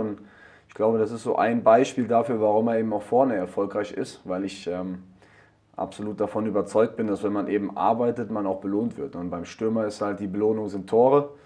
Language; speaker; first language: German; native; German